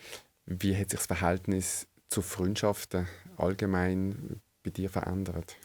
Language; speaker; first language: German; native; German